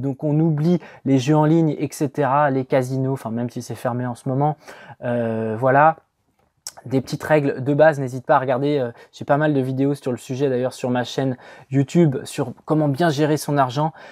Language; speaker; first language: French; native; French